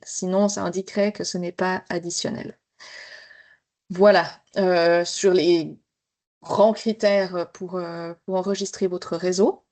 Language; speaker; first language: French; native; French